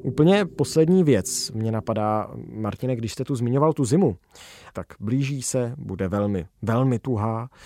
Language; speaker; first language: Czech; native; Czech